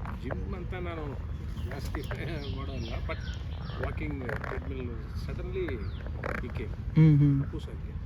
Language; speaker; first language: Kannada; non-native, learner; Telugu